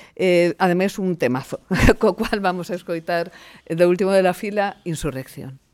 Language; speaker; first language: Spanish; native; Spanish